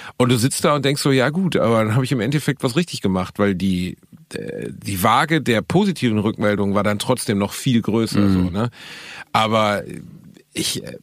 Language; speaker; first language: German; early bilingual, other home language; Turkish